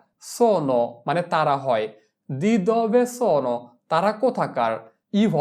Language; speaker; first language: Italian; non-native, fluent; Bangla